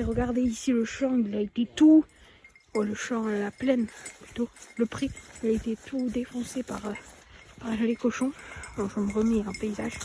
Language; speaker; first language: French; native; French